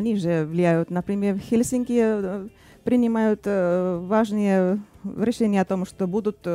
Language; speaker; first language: Russian; non-native, fluent; Finnish